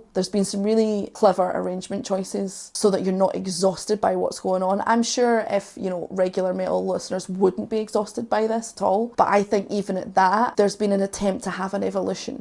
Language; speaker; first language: English; native; English